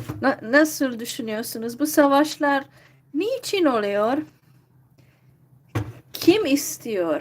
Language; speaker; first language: Turkish; non-native, fluent; Hungarian